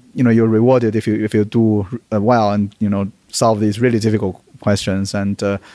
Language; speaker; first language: English; non-native, fluent; Chinese